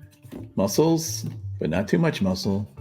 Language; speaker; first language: English; native; English